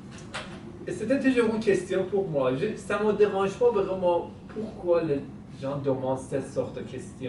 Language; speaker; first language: French; non-native, fluent; Persian